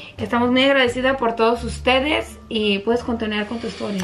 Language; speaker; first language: Spanish; early bilingual, heritage; Spanish